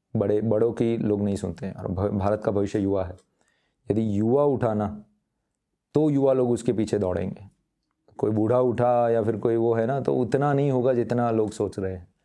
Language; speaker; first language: Hindi; non-native, local second language; Gujarati